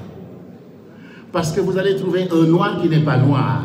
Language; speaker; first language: French; non-native, local second language; Wolof